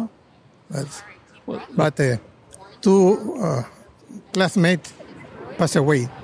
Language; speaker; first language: English; non-native, learner; Spanish